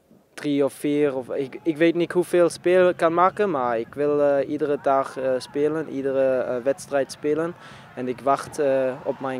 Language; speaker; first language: Dutch; non-native, learner; German